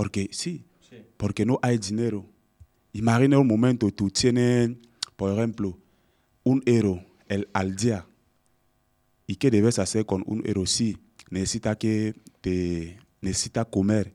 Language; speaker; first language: Spanish; non-native, learner; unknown